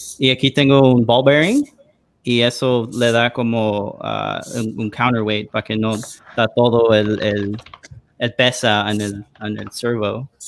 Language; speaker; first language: Spanish; early bilingual, heritage; Spanish